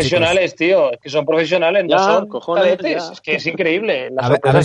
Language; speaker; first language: Spanish; native; Spanish